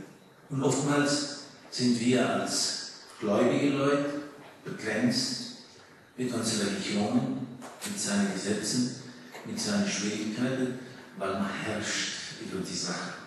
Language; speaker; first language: German; early bilingual, heritage; German